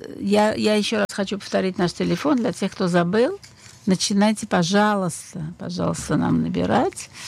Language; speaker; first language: Russian; native; Russian